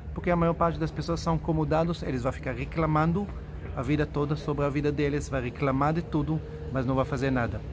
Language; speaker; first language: Portuguese; non-native, fluent; Hebrew